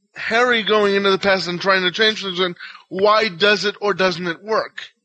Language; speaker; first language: English; non-native, fluent; Hebrew